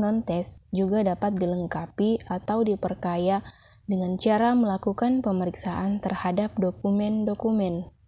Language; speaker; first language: Indonesian; native; Indonesian